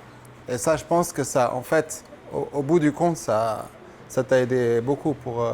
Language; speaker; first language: French; native; French